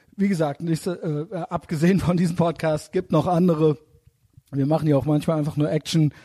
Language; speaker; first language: German; native; German